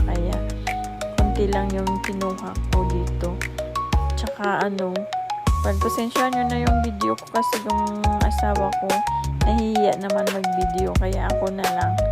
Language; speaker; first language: Filipino; non-native, local second language; Hiligaynon